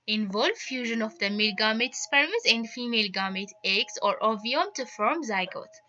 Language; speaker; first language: English; non-native, local second language; Amharic